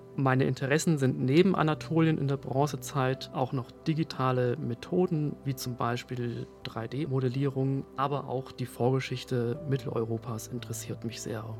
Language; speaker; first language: German; native; German